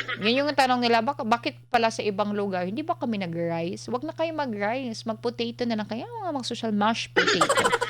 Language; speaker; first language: Filipino; non-native, local second language; Cebuano